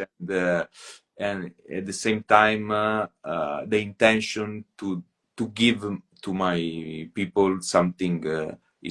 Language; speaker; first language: English; non-native, fluent; Italian